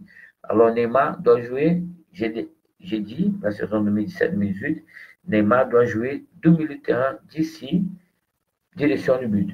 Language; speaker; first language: French; non-native, fluent; Portuguese